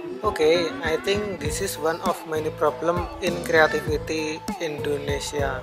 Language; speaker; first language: English; non-native, learner; Indonesian